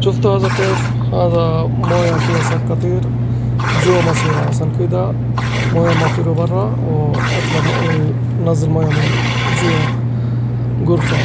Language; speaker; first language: Arabic; non-native, learner; Bangla